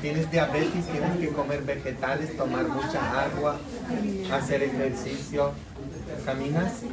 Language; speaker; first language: Spanish; non-native, fluent; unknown